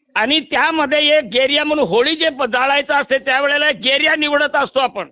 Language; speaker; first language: Marathi; non-native, local second language; Lambadi